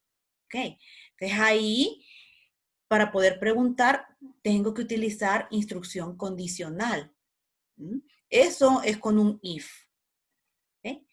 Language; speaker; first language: Spanish; native; Spanish